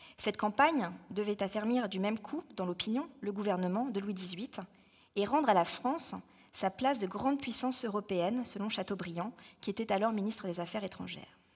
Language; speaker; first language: French; native; French